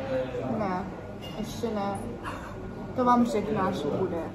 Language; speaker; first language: Czech; non-native, learner; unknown